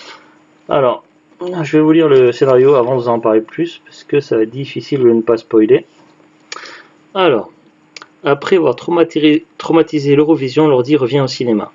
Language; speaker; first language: French; native; French